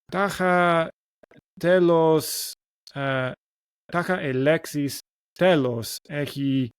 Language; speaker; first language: Greek; non-native, learner; English